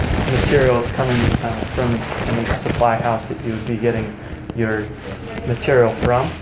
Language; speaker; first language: English; native; English